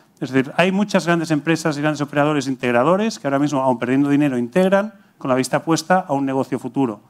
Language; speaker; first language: Spanish; native; Spanish